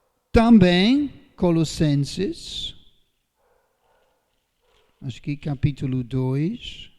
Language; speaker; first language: Portuguese; non-native, fluent; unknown